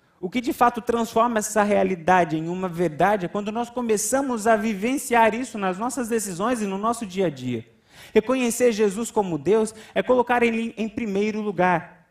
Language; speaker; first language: Portuguese; native; Portuguese